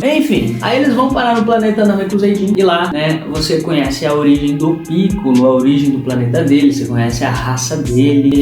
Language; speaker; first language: Portuguese; native; Portuguese